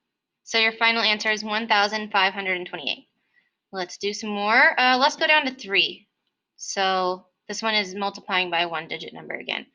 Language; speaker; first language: English; native; English